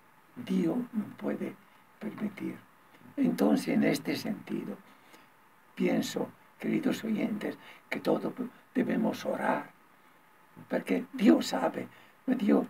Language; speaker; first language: Spanish; non-native, learner; Italian